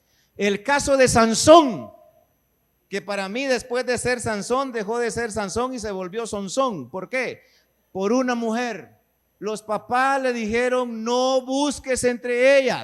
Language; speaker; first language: Spanish; native; Spanish